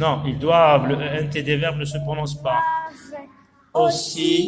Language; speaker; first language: French; non-native, local second language; Arabic